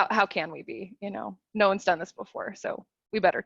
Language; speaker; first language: English; native; English